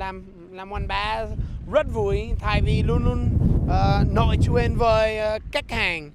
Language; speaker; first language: Vietnamese; non-native, learner; English